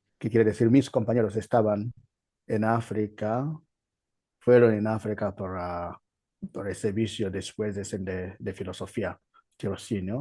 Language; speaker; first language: Spanish; non-native, learner; Igbo